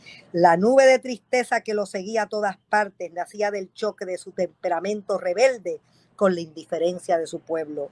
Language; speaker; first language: Spanish; native; Spanish